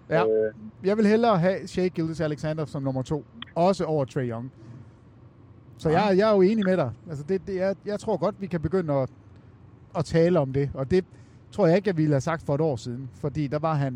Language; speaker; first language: Danish; native; Danish